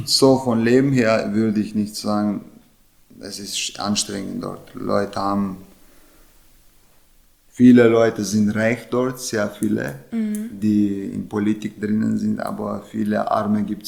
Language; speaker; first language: German; non-native, learner; Chechen